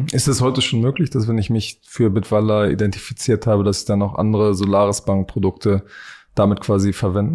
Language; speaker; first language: German; native; German